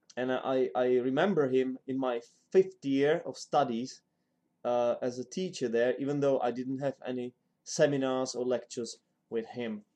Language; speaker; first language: English; non-native, fluent; Czech